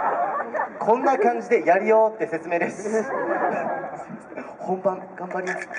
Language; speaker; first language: Japanese; native; Japanese